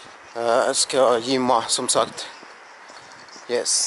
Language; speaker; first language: Swedish; non-native, learner; Russian